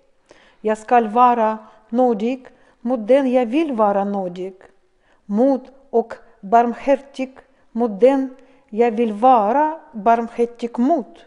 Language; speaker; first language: Swedish; non-native, fluent; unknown